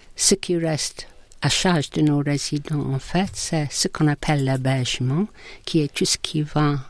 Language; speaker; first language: French; non-native, fluent; English